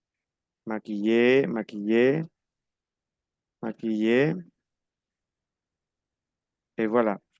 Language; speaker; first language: French; non-native, fluent; Spanish